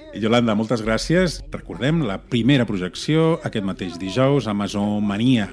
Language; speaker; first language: Catalan; native; Catalan